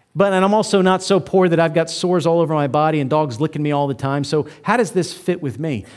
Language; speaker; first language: English; native; English